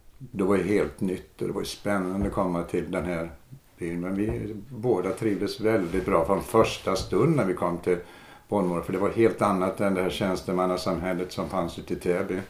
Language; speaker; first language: Swedish; native; Swedish